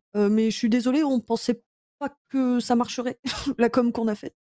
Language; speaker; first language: French; native; French